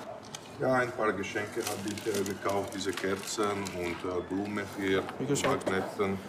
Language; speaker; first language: German; non-native, fluent; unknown